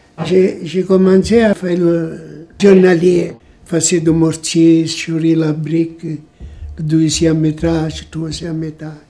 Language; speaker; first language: French; non-native, learner; Italian